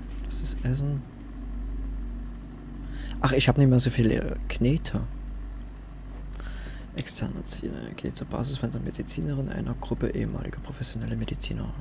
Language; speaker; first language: German; native; German